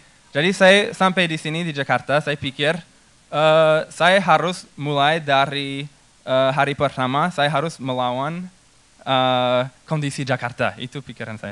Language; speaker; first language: Indonesian; non-native, fluent; English